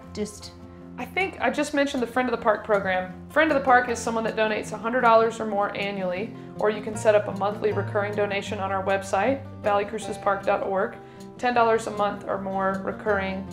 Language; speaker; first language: English; native; English